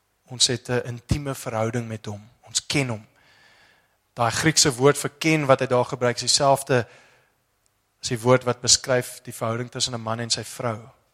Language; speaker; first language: Afrikaans; non-native, fluent; English